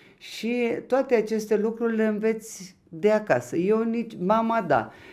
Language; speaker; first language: Romanian; non-native, local second language; Ukrainian